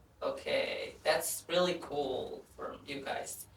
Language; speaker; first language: English; non-native, fluent; Indonesian